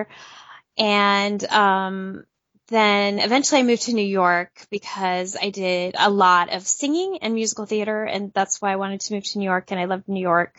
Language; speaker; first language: English; native; English